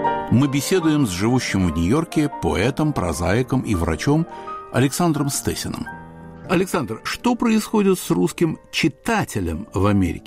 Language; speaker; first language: Russian; native; Russian